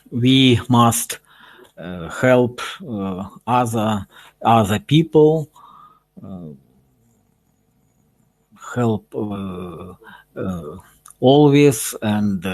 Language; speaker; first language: English; non-native, learner; Russian